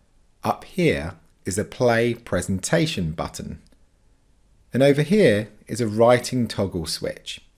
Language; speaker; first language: English; native; English